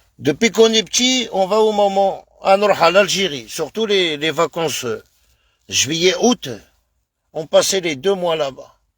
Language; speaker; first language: French; native; French